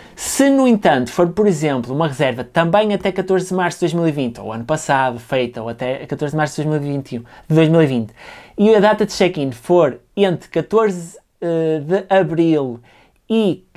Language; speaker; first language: Portuguese; native; Portuguese